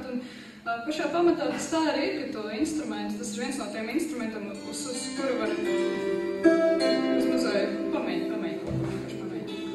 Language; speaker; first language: Latvian; native; Latvian